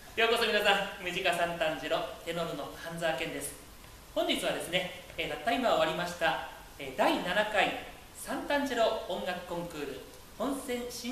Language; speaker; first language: Japanese; native; Japanese